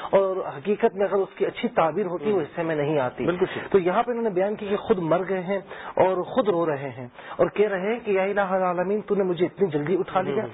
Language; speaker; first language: Urdu; native; Urdu